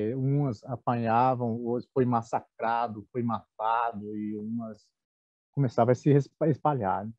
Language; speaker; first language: Portuguese; non-native, local second language; Guarani